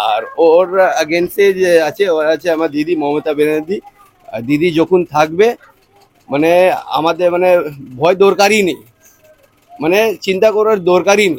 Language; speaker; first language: Bangla; non-native, local second language; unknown